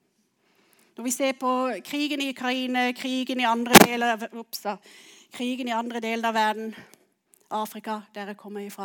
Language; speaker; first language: Norwegian; non-native, fluent; English